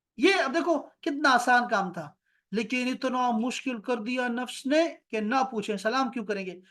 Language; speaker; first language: Urdu; non-native, local second language; Pashto